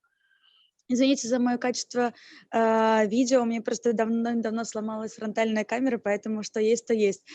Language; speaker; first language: Russian; native; Russian